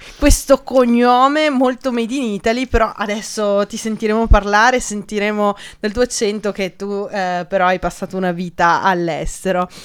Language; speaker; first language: Italian; native; Italian